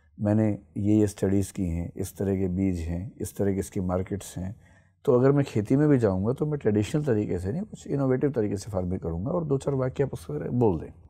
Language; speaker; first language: Hindi; native; Hindi